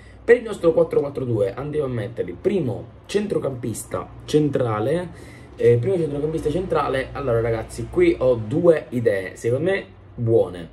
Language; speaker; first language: Italian; native; Italian